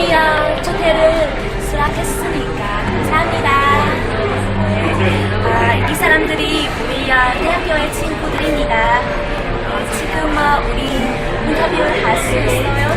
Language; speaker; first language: Korean; non-native, learner; Vietnamese